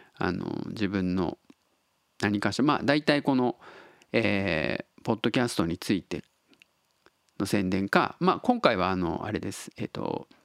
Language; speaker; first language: Japanese; native; Japanese